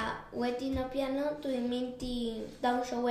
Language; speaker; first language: Welsh; non-native, learner; Spanish